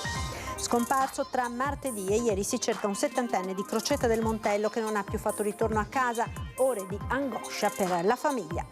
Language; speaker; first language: Italian; native; Italian